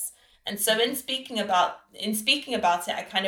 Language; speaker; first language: English; native; English